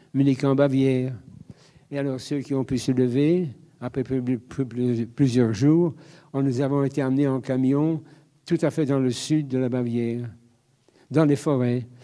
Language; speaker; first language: French; native; French